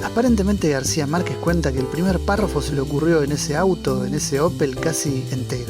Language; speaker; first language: Spanish; native; Spanish